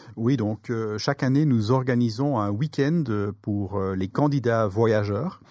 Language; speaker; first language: French; native; French